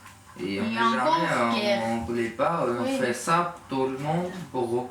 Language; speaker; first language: French; non-native, learner; Armenian